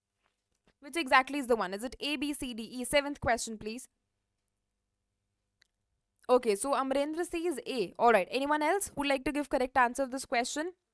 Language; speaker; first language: English; non-native, local second language; Hindi